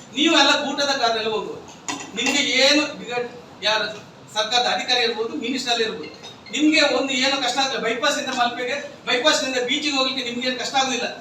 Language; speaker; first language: Kannada; native; Kannada